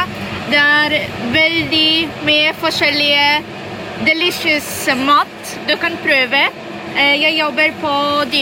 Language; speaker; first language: Norwegian; non-native, learner; Polish